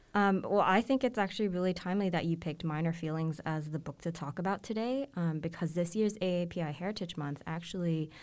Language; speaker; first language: English; non-native, local second language; Cantonese